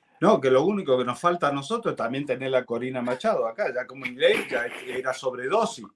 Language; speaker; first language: Spanish; native; Spanish